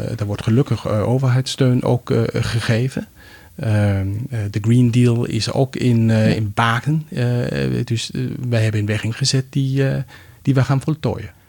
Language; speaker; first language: Dutch; non-native, fluent; Danish